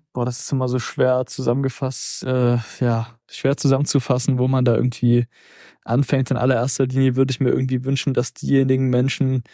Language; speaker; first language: German; native; German